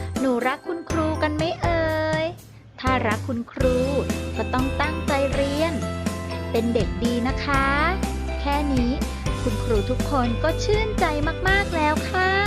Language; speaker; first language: Thai; native; Thai